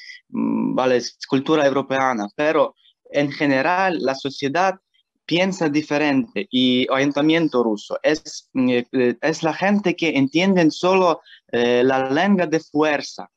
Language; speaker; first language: Spanish; non-native, learner; Ukrainian